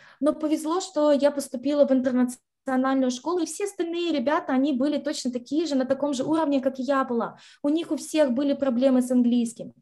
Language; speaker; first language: Russian; native; Russian